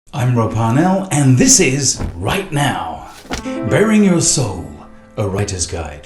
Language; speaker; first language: English; native; English